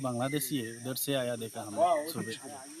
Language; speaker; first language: Hindi; non-native, local second language; Bangla